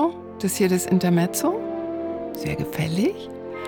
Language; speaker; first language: German; native; German